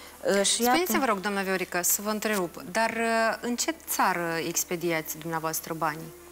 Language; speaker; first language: Romanian; native; Romanian